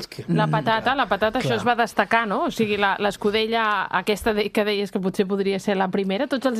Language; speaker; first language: Catalan; native; Catalan